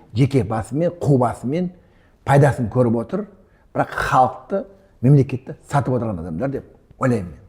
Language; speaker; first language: Kazakh; non-native, local second language; Russian